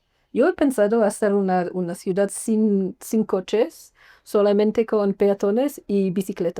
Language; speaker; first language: Spanish; non-native, fluent; English